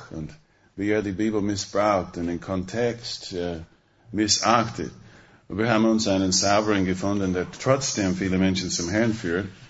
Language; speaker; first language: German; non-native, fluent; English